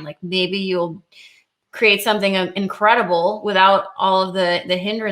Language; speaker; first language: English; native; English